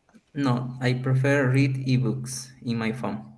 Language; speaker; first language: English; non-native, learner; Spanish